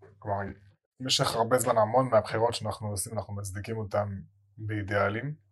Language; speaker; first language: Hebrew; native; Hebrew